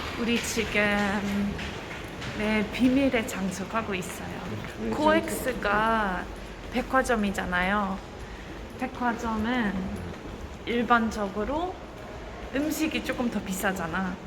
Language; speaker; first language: Korean; non-native, fluent; French